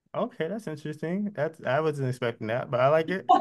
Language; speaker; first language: English; native; English